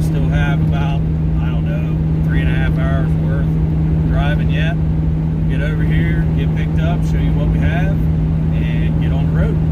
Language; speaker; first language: English; native; English